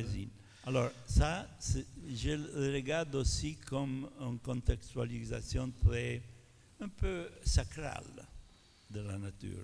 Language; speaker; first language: French; non-native, fluent; Italian